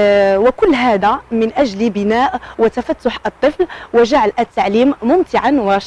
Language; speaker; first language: Arabic; native; Arabic